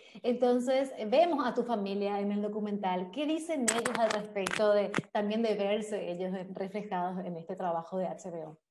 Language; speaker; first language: Spanish; native; Spanish